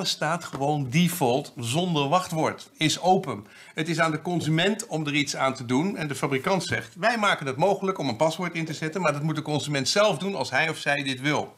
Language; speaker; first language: Dutch; native; Dutch